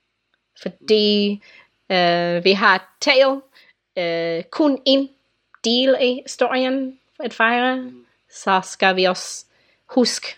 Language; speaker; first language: Danish; non-native, fluent; English